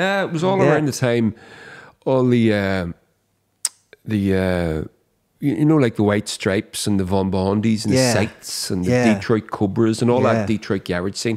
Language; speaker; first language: English; native; English